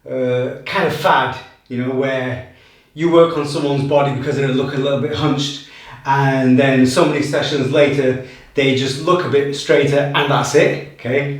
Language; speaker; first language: English; native; English